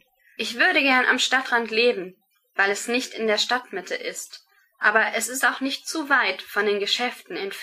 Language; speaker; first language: German; non-native, learner; English